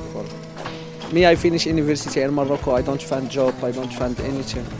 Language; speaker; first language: English; non-native, fluent; Arabic